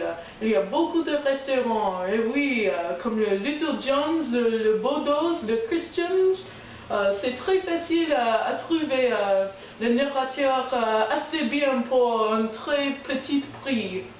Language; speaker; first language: French; non-native, learner; English